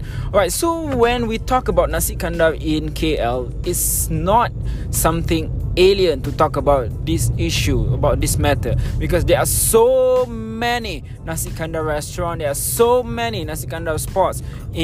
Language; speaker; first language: English; non-native, local second language; Malay